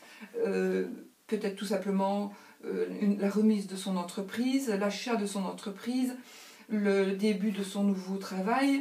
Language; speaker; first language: French; native; French